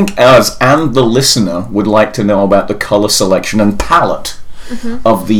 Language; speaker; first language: English; native; English